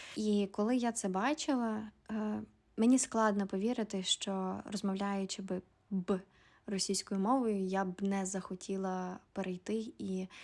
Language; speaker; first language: Ukrainian; native; Ukrainian